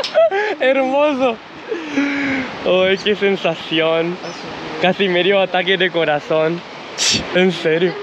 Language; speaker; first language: Spanish; non-native, learner; Thai